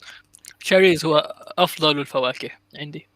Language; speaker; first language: Arabic; non-native, learner; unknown